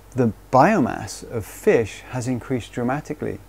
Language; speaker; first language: English; native; English